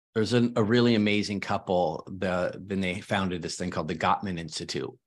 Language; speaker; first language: English; early bilingual, other home language; Spanish